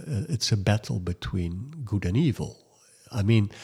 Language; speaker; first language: English; non-native, fluent; Dutch